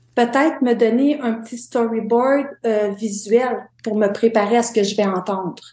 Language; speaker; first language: French; native; French